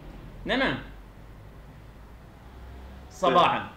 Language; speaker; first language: Arabic; non-native, fluent; Turkish